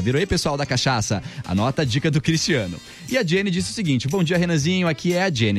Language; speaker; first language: Portuguese; native; Portuguese